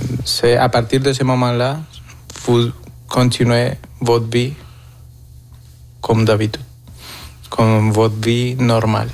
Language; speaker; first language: French; non-native, fluent; Spanish